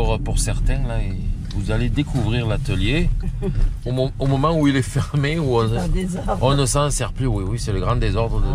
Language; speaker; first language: French; native; French